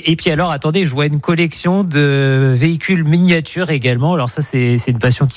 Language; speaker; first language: French; native; French